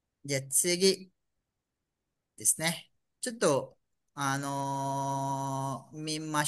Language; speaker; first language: Japanese; non-native, fluent; Malay